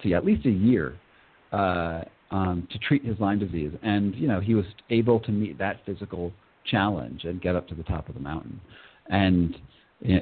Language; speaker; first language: English; native; English